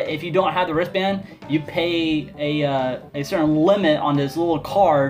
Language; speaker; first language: English; native; English